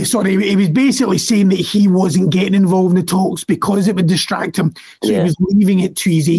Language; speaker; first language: English; native; English